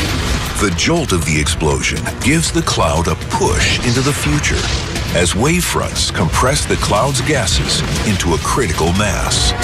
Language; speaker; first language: English; native; English